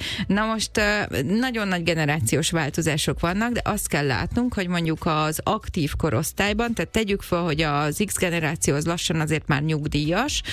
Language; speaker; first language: Hungarian; native; Hungarian